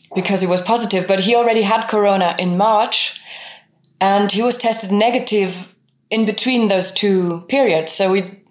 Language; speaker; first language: English; non-native, fluent; French